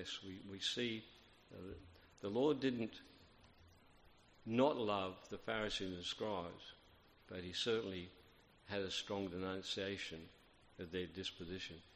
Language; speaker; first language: English; native; English